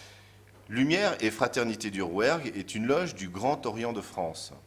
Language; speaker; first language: French; native; French